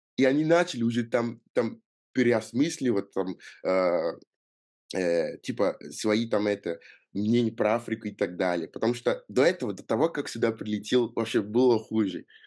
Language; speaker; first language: Russian; non-native, fluent; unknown